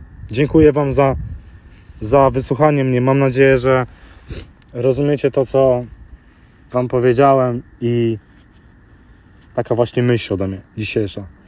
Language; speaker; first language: Polish; early bilingual, heritage; Polish